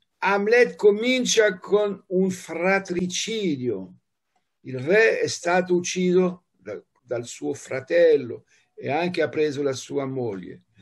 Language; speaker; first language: Italian; non-native, fluent; French